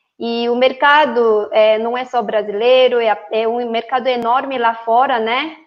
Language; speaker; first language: Portuguese; non-native, fluent; Korean